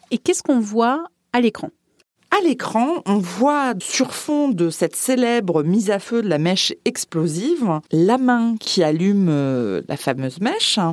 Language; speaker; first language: French; native; French